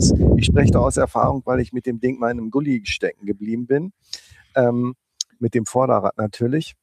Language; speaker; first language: German; native; German